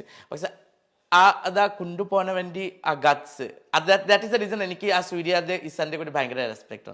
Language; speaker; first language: Malayalam; non-native, fluent; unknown